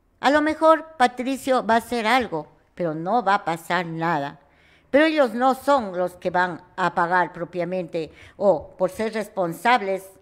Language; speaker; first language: Spanish; native; Spanish